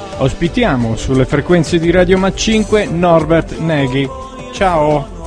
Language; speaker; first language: Italian; native; Italian